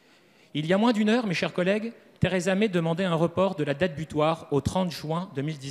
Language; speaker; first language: French; native; French